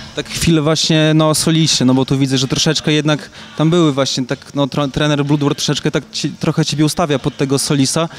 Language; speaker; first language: Polish; native; Polish